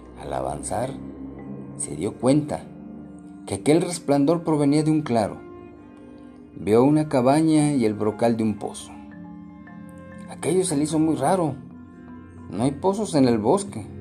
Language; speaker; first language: Spanish; native; Spanish